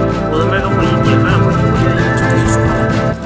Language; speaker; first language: Chinese; native; Chinese